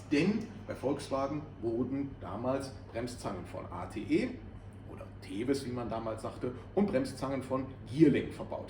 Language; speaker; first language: German; native; German